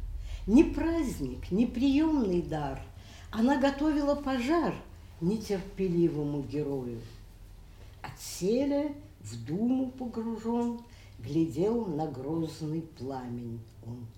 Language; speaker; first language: Russian; native; Russian